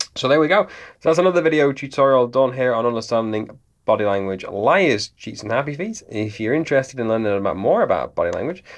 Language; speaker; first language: English; native; English